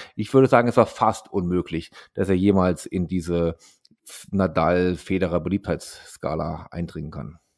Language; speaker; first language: German; native; German